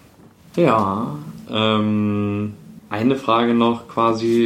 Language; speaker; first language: German; native; German